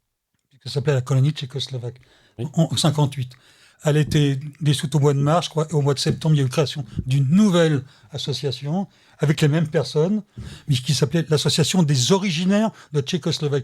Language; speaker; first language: French; native; French